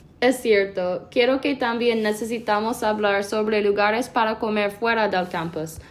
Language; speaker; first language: Spanish; non-native, learner; English